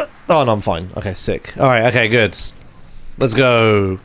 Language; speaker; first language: English; native; English